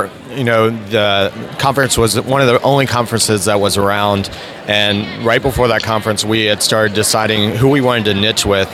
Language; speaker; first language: English; native; English